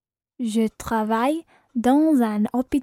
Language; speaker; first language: French; non-native, learner; English